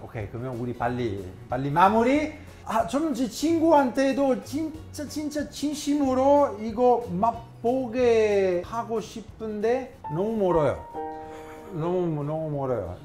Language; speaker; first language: Korean; non-native, fluent; Italian